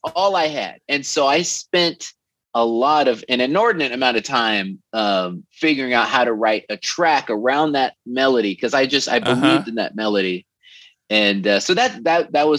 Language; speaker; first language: English; native; English